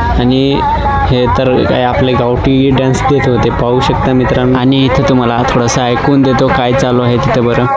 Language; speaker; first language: Marathi; non-native, local second language; Kukna